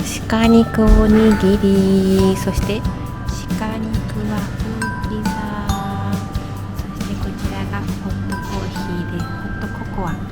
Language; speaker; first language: Japanese; native; Japanese